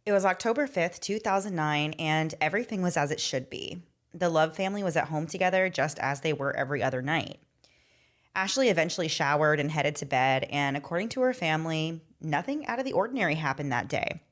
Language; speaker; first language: English; native; English